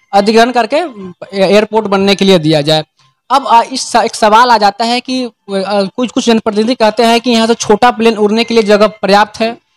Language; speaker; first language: Hindi; native; Hindi